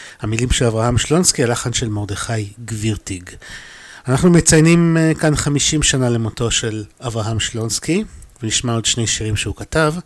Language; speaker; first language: Hebrew; native; Hebrew